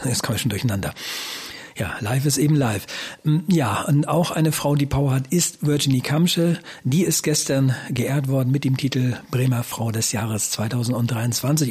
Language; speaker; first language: German; native; German